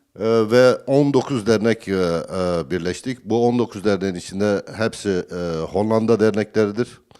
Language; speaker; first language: Turkish; native; Turkish